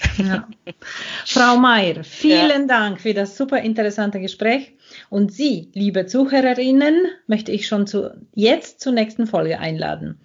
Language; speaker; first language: German; non-native, fluent; Polish